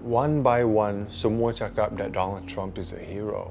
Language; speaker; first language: English; non-native, local second language; Malay